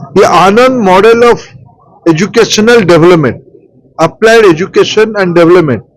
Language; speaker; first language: Hindi; non-native, local second language; Odia